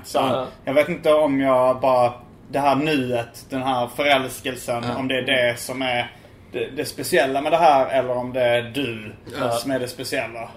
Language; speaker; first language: Swedish; native; Swedish